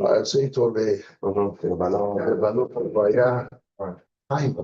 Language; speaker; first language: Hebrew; non-native, fluent; English